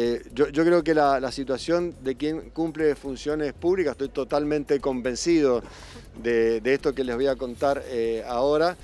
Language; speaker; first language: Spanish; native; Spanish